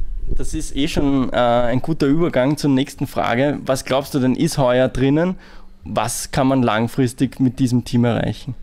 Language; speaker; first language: German; native; German